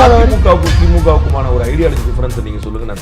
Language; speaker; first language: Tamil; native; Tamil